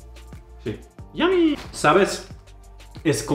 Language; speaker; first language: Spanish; non-native, fluent; German